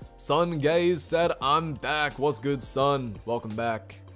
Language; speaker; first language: English; native; English